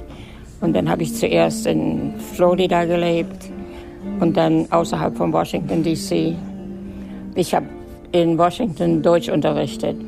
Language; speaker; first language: German; native; German